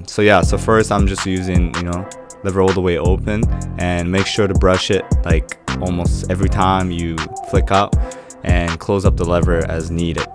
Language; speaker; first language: English; non-native, fluent; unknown